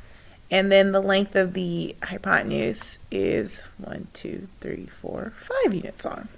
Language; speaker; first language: English; native; English